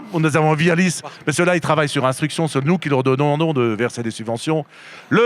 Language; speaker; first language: French; native; French